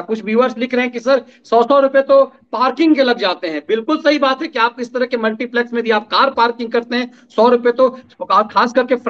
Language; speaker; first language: Hindi; native; Hindi